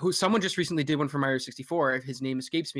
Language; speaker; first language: English; native; English